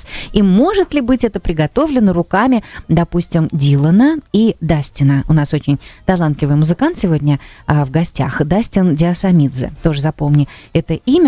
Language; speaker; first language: Russian; native; Russian